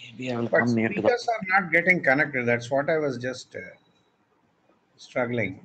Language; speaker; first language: English; non-native, local second language; Telugu